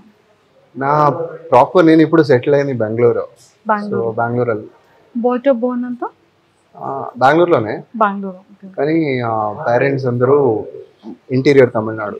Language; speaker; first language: Telugu; non-native, fluent; Tamil